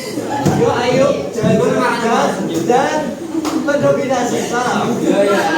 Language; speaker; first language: Indonesian; native; Indonesian